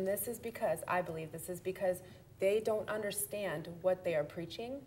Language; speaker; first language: English; early bilingual, other home language; Russian